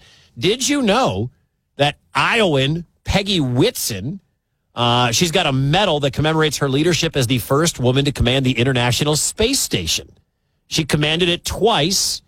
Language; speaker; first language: English; native; English